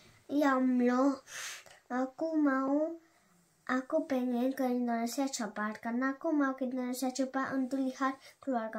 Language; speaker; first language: Indonesian; non-native, learner; Spanish